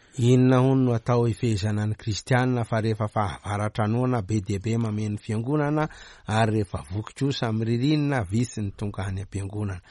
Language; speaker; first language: Malagasy; native; Malagasy